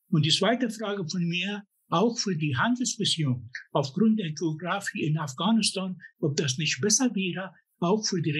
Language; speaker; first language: German; non-native, fluent; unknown